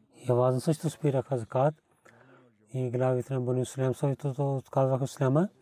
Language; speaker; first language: Bulgarian; non-native, learner; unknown